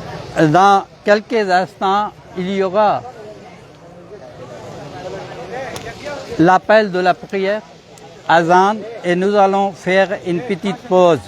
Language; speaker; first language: French; non-native, fluent; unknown